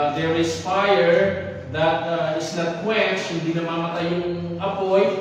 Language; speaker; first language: English; non-native, local second language; Filipino